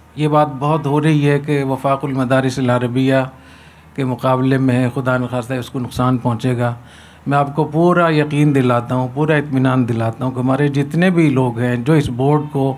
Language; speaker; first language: Urdu; native; Urdu